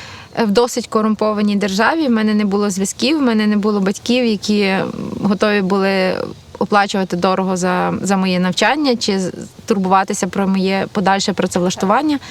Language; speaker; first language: Ukrainian; native; Ukrainian